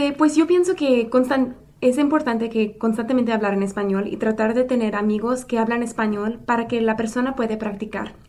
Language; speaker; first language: Spanish; early bilingual, other home language; English